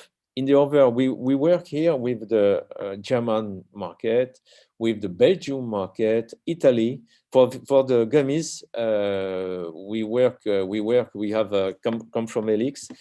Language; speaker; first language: English; non-native, learner; French